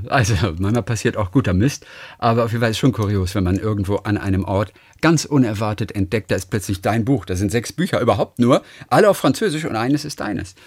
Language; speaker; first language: German; native; German